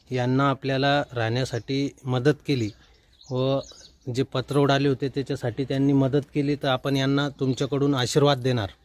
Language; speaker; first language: Hindi; non-native, local second language; Urdu